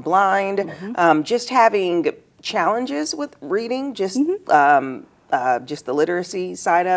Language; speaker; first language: English; native; English